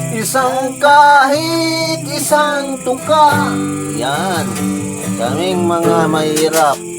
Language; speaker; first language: Filipino; non-native, local second language; Cebuano